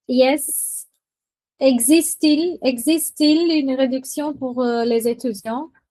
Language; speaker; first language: French; non-native, fluent; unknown